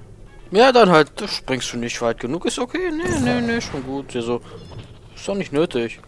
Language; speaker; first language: German; native; German